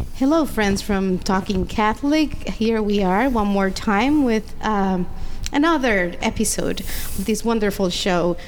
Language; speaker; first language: English; non-native, fluent; Spanish